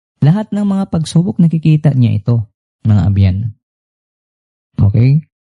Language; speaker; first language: Filipino; non-native, local second language; Cebuano